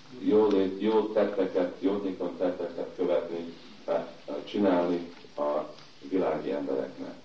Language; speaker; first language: Hungarian; early bilingual, heritage; Hungarian